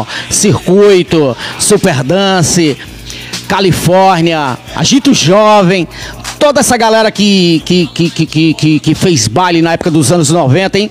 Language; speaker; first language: Portuguese; native; Portuguese